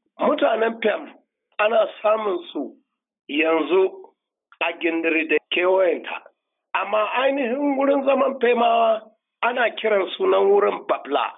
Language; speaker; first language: Hausa; non-native, local second language; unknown